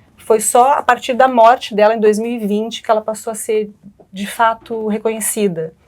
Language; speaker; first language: Portuguese; native; Portuguese